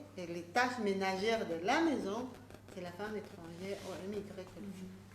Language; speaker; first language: French; non-native, fluent; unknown